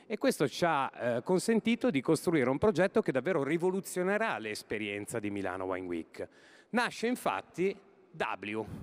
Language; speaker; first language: Italian; native; Italian